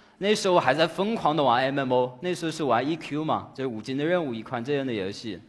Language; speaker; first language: Chinese; non-native, fluent; English